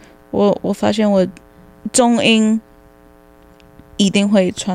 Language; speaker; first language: Chinese; non-native, fluent; English